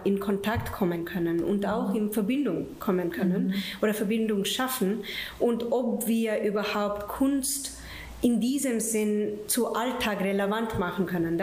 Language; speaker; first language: German; non-native, fluent; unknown